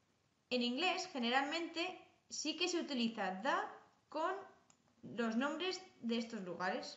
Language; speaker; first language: Spanish; non-native, fluent; English